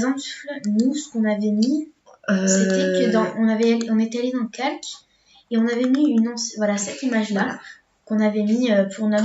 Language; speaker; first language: French; native; French